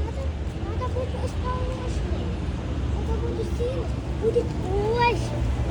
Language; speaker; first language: Russian; early bilingual, other home language; Tajik